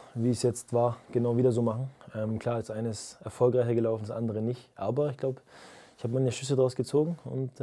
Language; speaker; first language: German; native; German